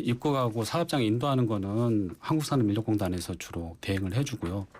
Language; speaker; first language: Korean; native; Korean